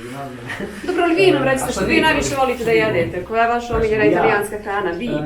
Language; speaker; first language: Bosnian; native; Bosnian